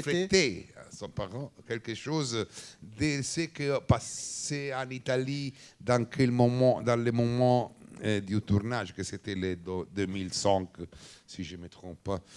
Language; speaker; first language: French; non-native, learner; Italian